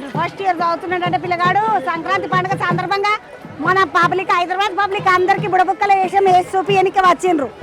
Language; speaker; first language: Telugu; native; Telugu